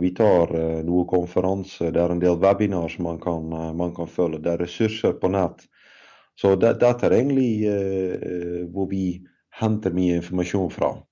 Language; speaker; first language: Norwegian; non-native, fluent; Dutch